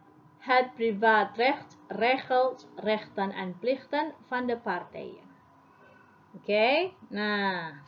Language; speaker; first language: Dutch; non-native, fluent; Indonesian